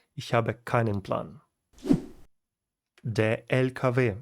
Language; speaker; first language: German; non-native, fluent; Ukrainian